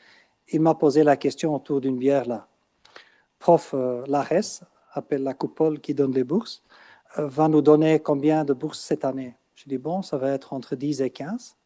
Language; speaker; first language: French; non-native, fluent; Dutch